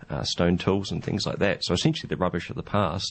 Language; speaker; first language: English; native; English